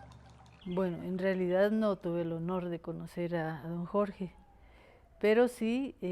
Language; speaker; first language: Spanish; native; Spanish